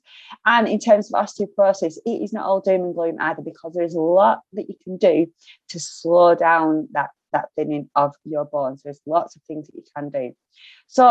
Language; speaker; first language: English; native; English